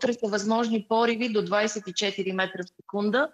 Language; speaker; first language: Bulgarian; native; Bulgarian